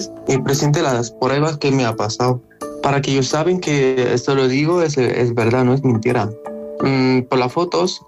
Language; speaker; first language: Spanish; non-native, learner; Arabic